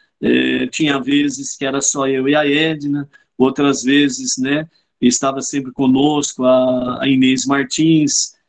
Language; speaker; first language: Portuguese; native; Portuguese